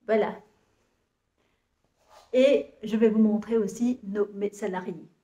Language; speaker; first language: French; non-native, fluent; Vietnamese